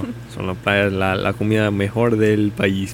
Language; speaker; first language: Spanish; non-native, learner; English